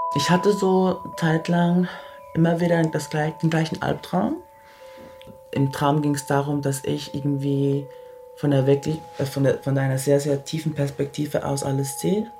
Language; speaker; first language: German; early bilingual, other home language; Japanese